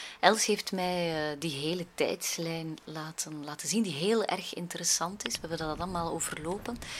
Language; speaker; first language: Dutch; native; Dutch